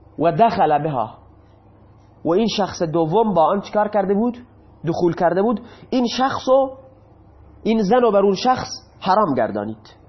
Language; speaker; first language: Persian; non-native, local second language; Baluchi